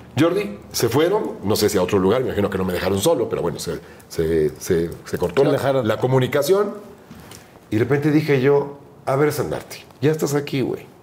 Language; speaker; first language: Spanish; native; Spanish